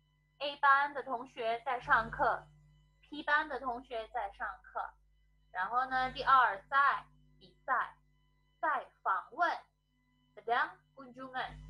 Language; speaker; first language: Chinese; non-native, fluent; Indonesian